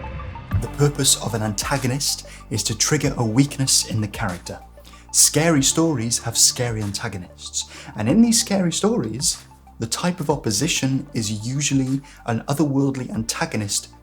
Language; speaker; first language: English; native; English